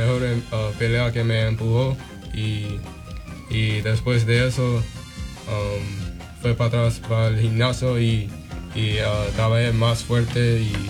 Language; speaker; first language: Spanish; early bilingual, heritage; Spanish